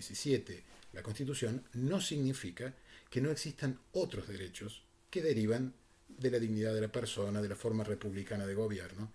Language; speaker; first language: Spanish; native; Spanish